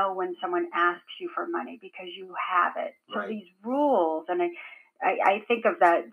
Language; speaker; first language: English; native; English